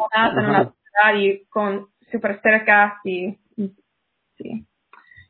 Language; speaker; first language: Spanish; non-native, fluent; English